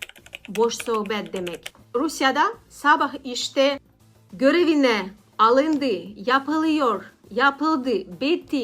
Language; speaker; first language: Turkish; non-native, learner; Russian